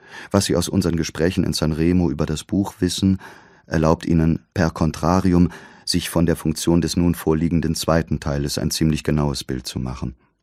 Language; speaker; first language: German; native; German